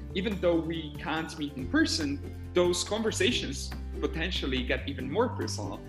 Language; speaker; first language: English; non-native, fluent; Slovak